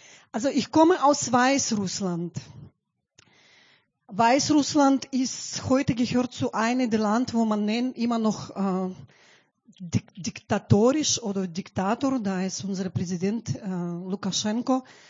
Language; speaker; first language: German; non-native, fluent; Russian